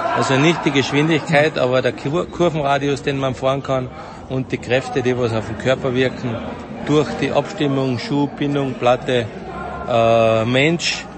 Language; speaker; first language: German; native; German